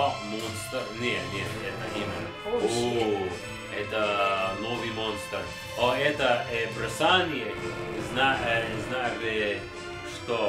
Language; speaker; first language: Russian; non-native, learner; English